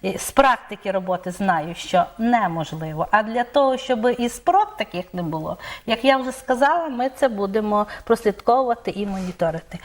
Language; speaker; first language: Ukrainian; native; Ukrainian